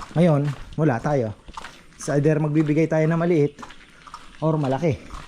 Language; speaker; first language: Filipino; native; Filipino